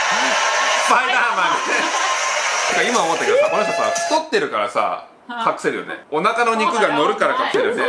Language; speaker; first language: Japanese; native; Japanese